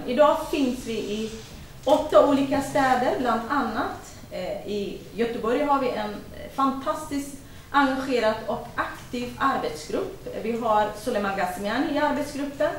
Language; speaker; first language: Swedish; non-native, fluent; Kurdish